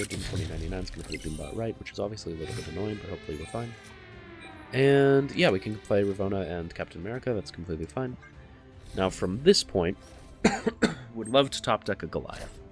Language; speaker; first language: English; native; English